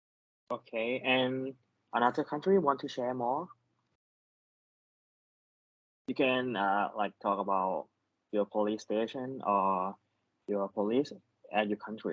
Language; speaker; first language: English; non-native, learner; Thai